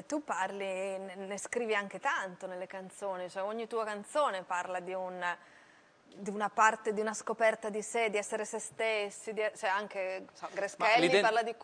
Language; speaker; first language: Italian; native; Italian